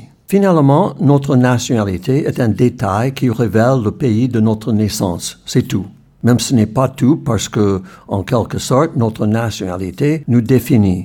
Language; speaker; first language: French; non-native, fluent; English